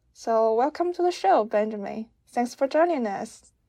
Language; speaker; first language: English; non-native, fluent; Chinese